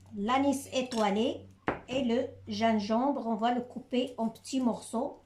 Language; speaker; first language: French; non-native, local second language; Arabic